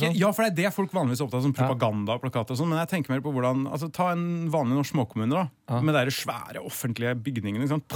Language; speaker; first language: Norwegian; native; Norwegian